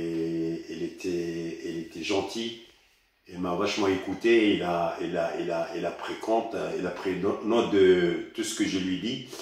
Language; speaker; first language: French; early bilingual, other home language; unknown